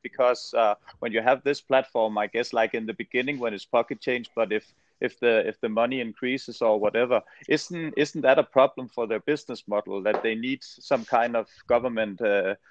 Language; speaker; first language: English; non-native, fluent; Danish